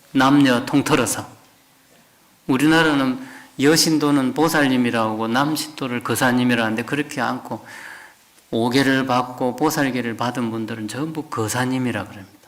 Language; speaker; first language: Korean; native; Korean